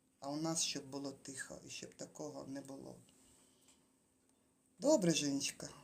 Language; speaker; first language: Ukrainian; native; Ukrainian